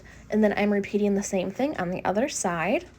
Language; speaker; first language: English; native; English